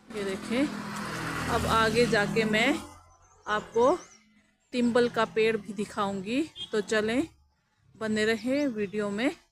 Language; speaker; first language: Hindi; non-native, local second language; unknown